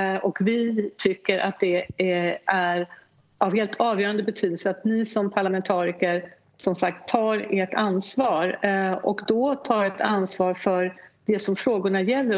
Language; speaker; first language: Swedish; native; Swedish